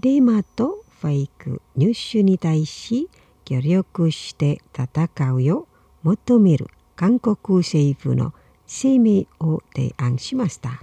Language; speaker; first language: Japanese; non-native, fluent; Indonesian